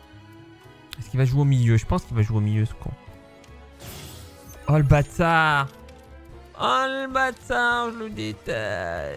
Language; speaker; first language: French; native; French